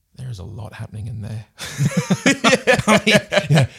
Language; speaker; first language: English; native; English